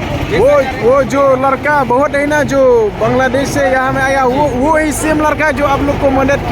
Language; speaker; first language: Hindi; non-native, local second language; Khasi